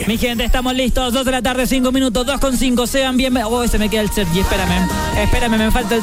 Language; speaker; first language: Spanish; native; Spanish